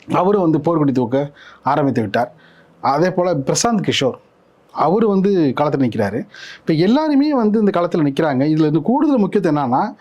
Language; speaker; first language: Tamil; native; Tamil